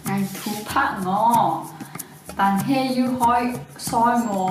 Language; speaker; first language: Chinese; non-native, learner; Indonesian